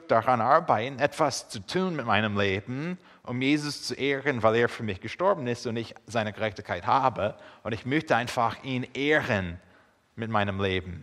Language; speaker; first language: German; non-native, fluent; English